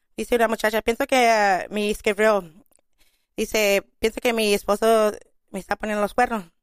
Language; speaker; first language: Spanish; early bilingual, other home language; English